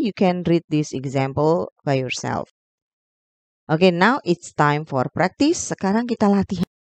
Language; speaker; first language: English; non-native, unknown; Indonesian